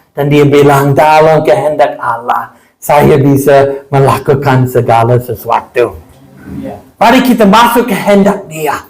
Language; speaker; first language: Malay; non-native, fluent; English